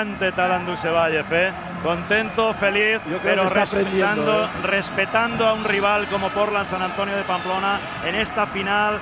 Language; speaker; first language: Spanish; native; Spanish